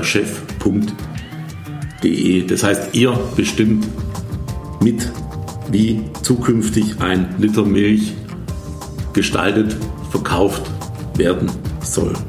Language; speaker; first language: German; native; German